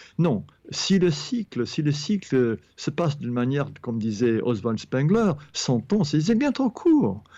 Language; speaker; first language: French; non-native, fluent; English